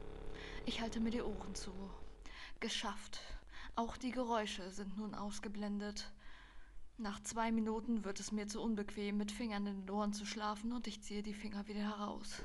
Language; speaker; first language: German; native; German